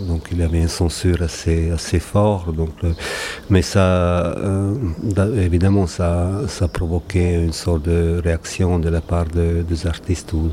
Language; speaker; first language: French; non-native, fluent; Hungarian